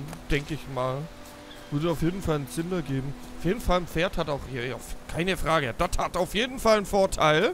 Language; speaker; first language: German; native; German